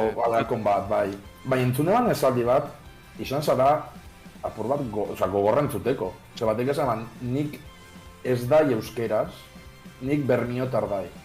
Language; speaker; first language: Basque; native; Basque